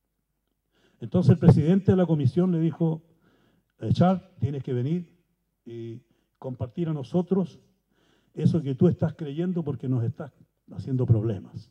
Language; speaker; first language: Spanish; native; Spanish